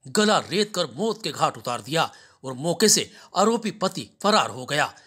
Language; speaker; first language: Hindi; native; Hindi